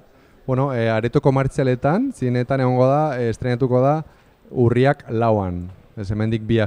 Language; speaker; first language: Basque; non-native, local second language; Spanish